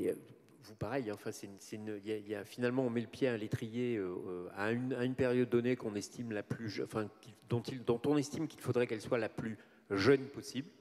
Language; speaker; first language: French; native; French